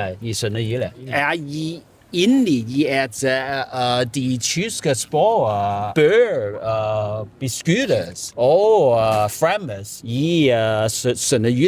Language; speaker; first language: Danish; non-native, learner; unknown